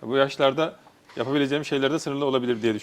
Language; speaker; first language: Turkish; native; Turkish